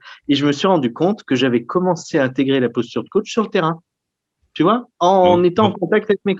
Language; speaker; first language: French; native; French